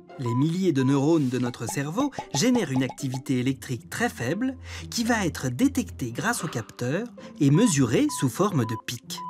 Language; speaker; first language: French; native; French